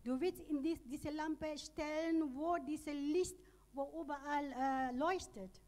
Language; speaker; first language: German; non-native, learner; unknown